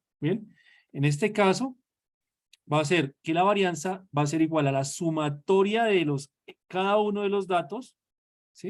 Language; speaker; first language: Spanish; native; Spanish